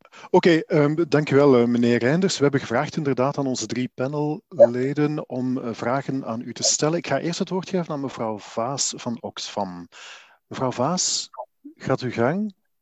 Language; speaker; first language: Dutch; native; Dutch